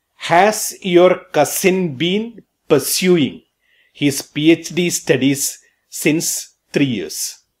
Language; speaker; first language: English; non-native, local second language; Malayalam